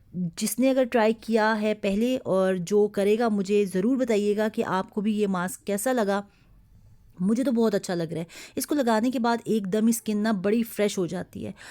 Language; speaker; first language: Urdu; native; Urdu